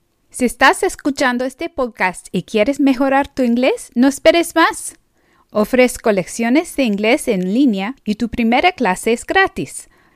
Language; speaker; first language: Spanish; non-native, fluent; English